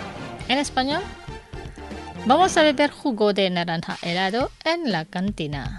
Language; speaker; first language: Spanish; non-native, learner; Indonesian